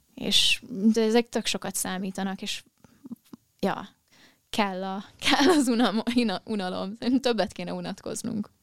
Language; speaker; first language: Hungarian; early bilingual, heritage; Hungarian